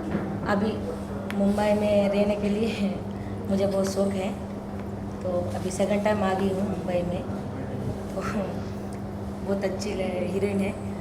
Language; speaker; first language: Hindi; non-native, local second language; Lambadi